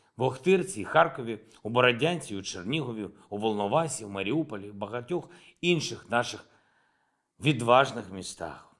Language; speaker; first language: Ukrainian; non-native, local second language; Russian